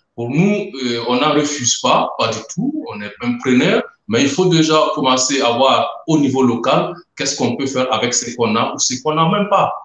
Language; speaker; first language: French; non-native, local second language; Mossi